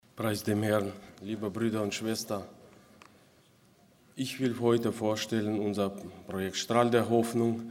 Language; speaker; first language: German; non-native, local second language; Russian